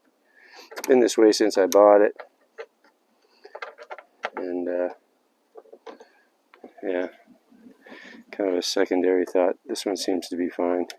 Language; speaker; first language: English; native; English